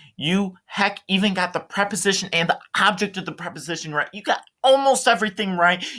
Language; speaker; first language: English; native; English